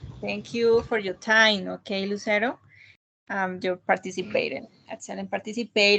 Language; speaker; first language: English; non-native, learner; Spanish